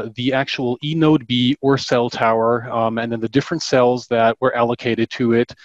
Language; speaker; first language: English; non-native, fluent; German